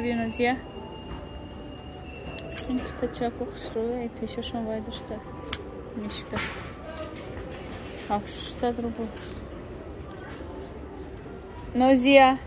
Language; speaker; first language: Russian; non-native, local second language; Tajik